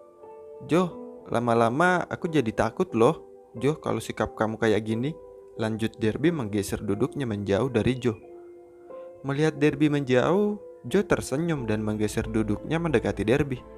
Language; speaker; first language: Indonesian; native; Indonesian